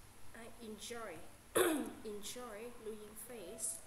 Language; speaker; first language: English; non-native, learner; Vietnamese